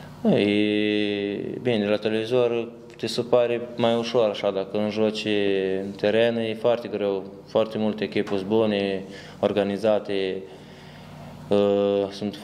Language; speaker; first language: Romanian; early bilingual, heritage; Romanian